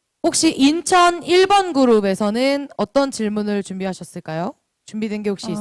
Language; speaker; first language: Korean; native; Korean